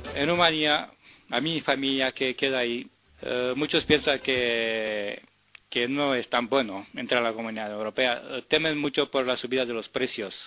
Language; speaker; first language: Spanish; non-native, fluent; Romanian